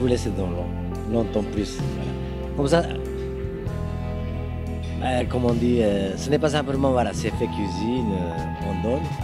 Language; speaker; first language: French; non-native, learner; Japanese